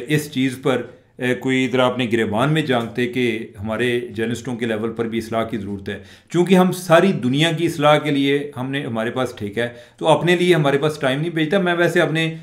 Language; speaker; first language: Urdu; non-native, local second language; Punjabi